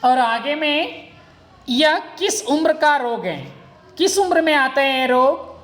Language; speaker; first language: Hindi; non-native, local second language; Kannada